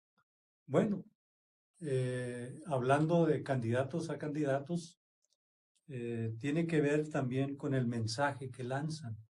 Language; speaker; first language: Spanish; native; Spanish